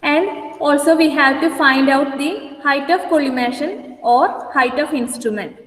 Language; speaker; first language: English; non-native, local second language; Malayalam